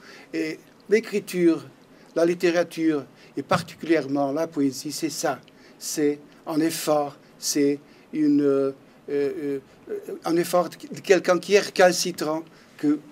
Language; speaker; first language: French; non-native, fluent; Portuguese